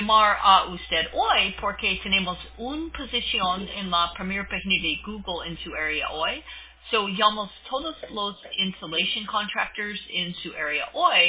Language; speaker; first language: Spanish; non-native, learner; English